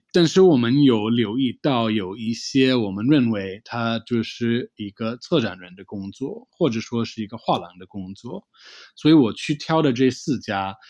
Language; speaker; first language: Chinese; non-native, fluent; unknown